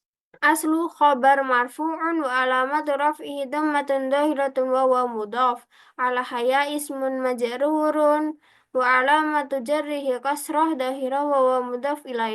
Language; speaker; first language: Arabic; non-native, learner; Indonesian